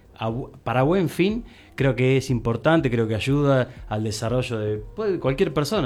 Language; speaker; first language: Spanish; native; Spanish